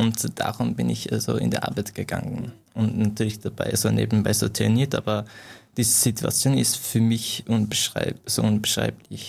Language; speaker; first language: German; non-native, fluent; Persian